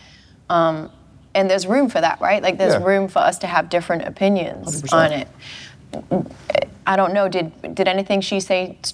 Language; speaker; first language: English; native; English